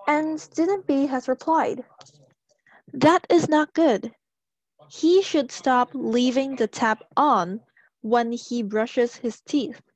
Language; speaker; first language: English; non-native, local second language; Chinese